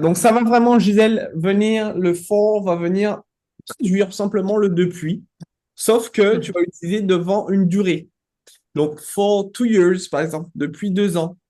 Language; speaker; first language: French; native; French